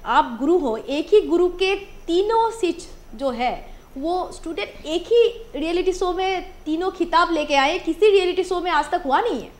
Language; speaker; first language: Hindi; non-native, local second language; Assamese